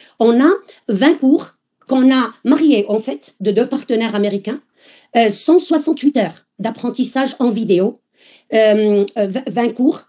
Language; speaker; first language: French; non-native, local second language; Arabic